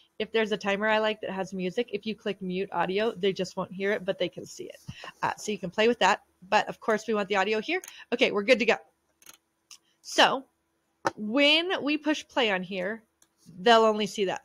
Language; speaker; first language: English; native; English